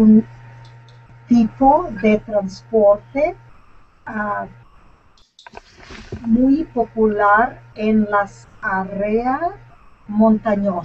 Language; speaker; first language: Spanish; non-native, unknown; English